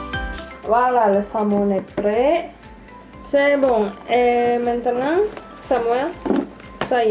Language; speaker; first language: French; non-native, learner; Indonesian